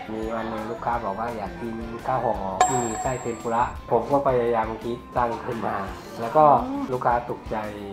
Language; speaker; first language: Thai; early bilingual, other home language; Japanese